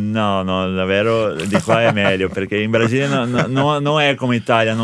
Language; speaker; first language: Italian; non-native, fluent; Portuguese